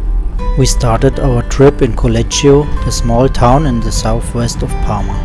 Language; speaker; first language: English; non-native, learner; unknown